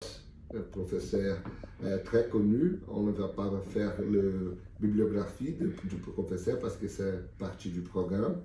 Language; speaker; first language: French; non-native, learner; Portuguese